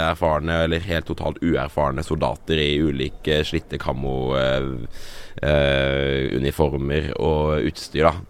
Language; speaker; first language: Norwegian; native; Norwegian